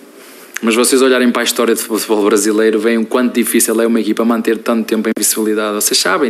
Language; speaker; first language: Portuguese; native; Portuguese